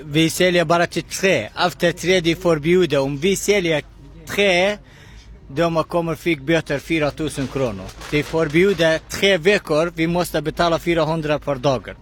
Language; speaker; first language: Swedish; non-native, learner; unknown